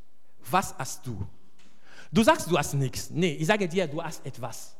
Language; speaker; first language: German; non-native, fluent; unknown